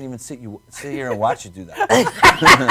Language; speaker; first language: English; native; English